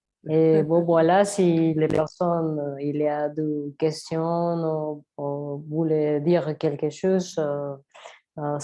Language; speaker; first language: French; non-native, learner; Spanish